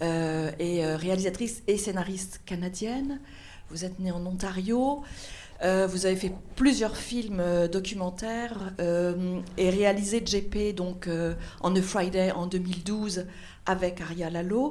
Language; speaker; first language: French; native; French